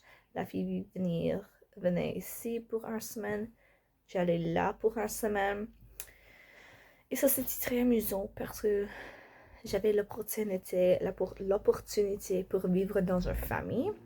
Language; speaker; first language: French; non-native, learner; English